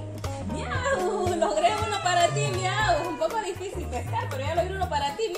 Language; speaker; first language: Spanish; native; Spanish